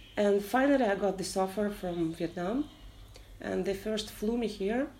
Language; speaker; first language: English; non-native, fluent; Russian